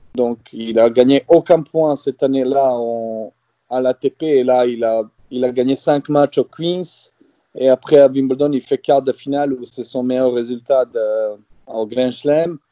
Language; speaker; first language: French; non-native, fluent; Serbian